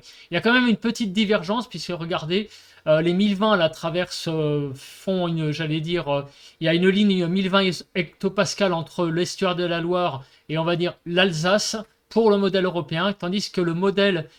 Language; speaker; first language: French; native; French